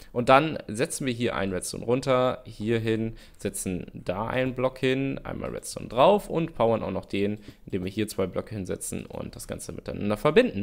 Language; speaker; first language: German; native; German